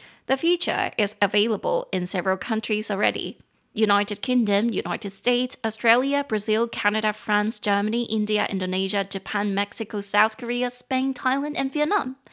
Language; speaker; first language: English; non-native, fluent; Chinese